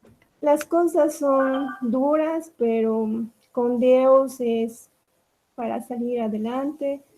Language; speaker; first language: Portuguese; non-native, learner; Spanish